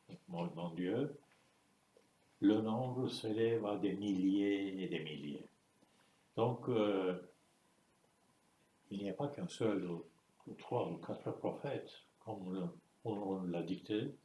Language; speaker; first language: French; non-native, fluent; Turkish